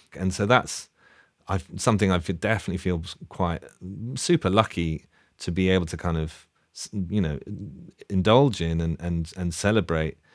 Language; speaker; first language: English; native; English